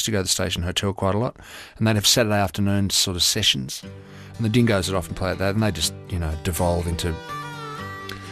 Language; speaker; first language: English; native; English